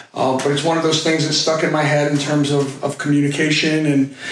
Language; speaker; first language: English; native; English